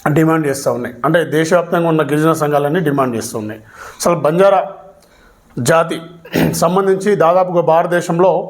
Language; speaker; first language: Telugu; non-native, local second language; Lambadi